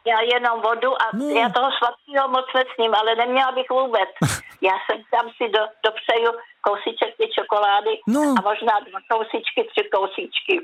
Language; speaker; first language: Czech; native; Czech